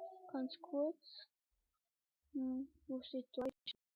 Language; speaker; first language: German; early bilingual, other home language; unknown